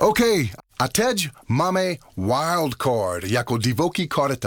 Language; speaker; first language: Czech; non-native, learner; English